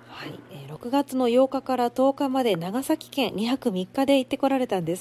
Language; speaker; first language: Japanese; native; Japanese